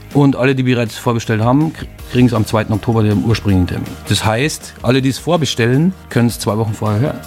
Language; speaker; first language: German; native; German